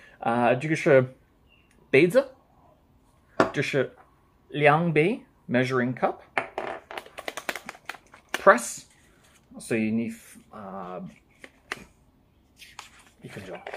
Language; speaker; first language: Chinese; non-native, learner; English